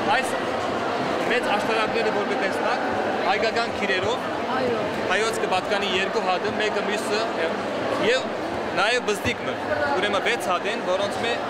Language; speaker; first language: Armenian; early bilingual, heritage; Armenian